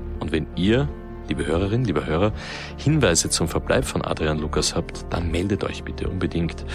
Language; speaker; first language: German; native; German